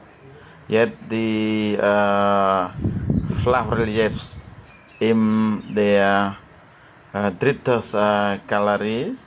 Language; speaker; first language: German; non-native, learner; Khmer